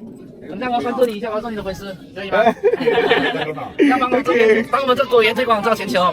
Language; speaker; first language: Chinese; native; Chinese